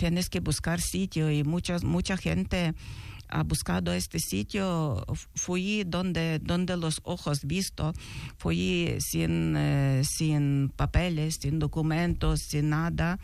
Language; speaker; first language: Spanish; non-native, learner; Ukrainian